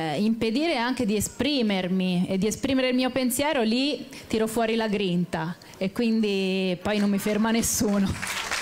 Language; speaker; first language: Italian; native; Italian